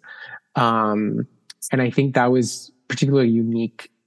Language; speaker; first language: English; non-native, fluent; Spanish